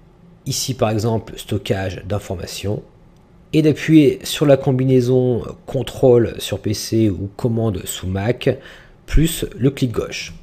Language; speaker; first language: French; native; French